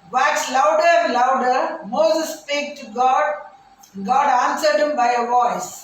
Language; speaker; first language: English; non-native, local second language; Tamil